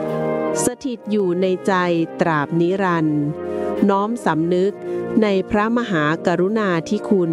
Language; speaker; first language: Thai; native; Thai